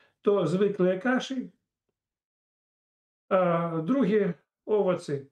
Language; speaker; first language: Polish; non-native, fluent; Russian